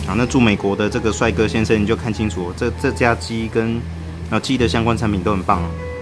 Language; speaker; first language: Chinese; native; Chinese